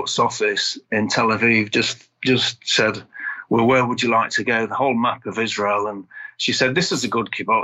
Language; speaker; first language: English; native; English